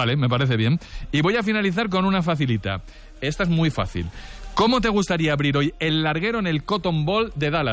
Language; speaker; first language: Spanish; native; Spanish